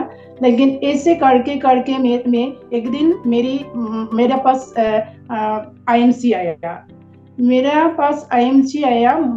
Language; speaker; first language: Hindi; non-native, local second language; Assamese